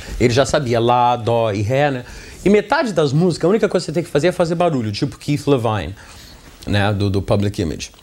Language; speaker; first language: Portuguese; early bilingual, other home language; English